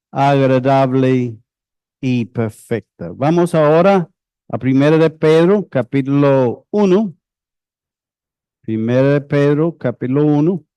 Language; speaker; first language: Spanish; non-native, fluent; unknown